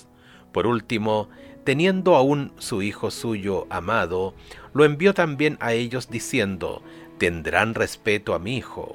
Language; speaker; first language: Spanish; native; Spanish